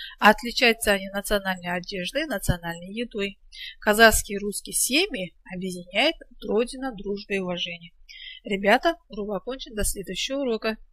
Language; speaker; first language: Russian; non-native, local second language; Kazakh